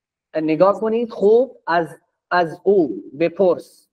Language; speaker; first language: Persian; non-native, fluent; Urdu